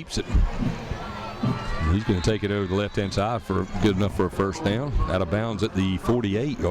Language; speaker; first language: English; native; English